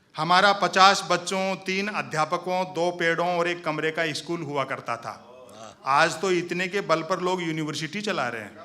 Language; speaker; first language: Hindi; native; Hindi